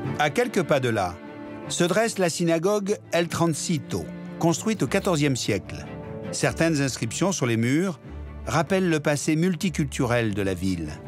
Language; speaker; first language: French; native; French